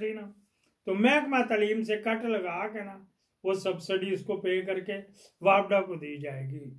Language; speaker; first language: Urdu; non-native, local second language; Punjabi